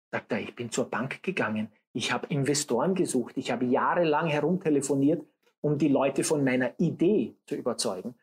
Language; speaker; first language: German; early bilingual, other home language; English